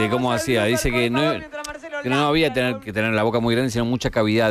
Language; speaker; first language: Spanish; native; Spanish